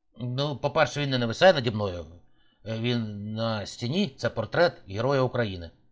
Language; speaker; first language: Ukrainian; native; Ukrainian